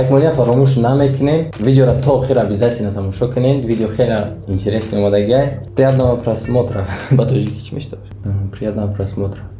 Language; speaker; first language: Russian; non-native, local second language; Tajik